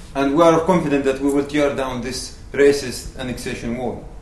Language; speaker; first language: English; non-native, fluent; Arabic